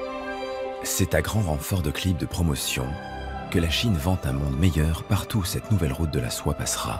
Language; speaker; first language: French; native; French